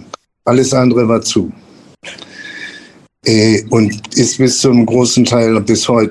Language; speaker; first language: German; non-native, fluent; Spanish